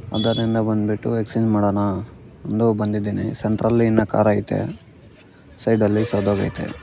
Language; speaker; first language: Kannada; non-native, local second language; Telugu